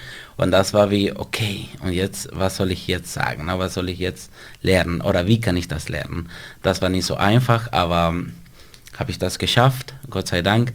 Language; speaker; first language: German; non-native, fluent; Spanish